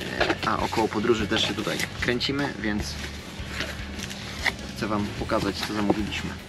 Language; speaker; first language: Polish; native; Polish